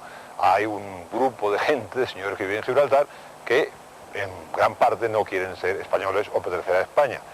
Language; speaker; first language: Spanish; native; Spanish